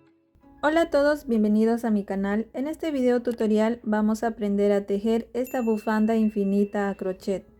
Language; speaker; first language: Spanish; native; Spanish